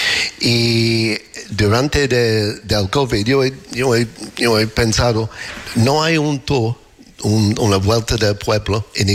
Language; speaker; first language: Spanish; non-native, learner; English